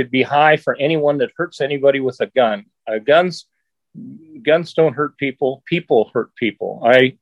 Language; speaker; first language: English; native; English